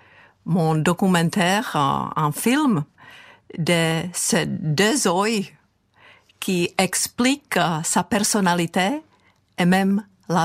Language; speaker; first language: French; non-native, fluent; Czech